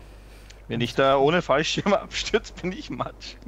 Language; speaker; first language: German; native; German